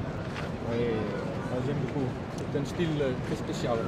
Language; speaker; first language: French; non-native, learner; Dutch